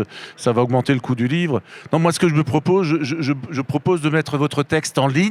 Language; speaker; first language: French; native; French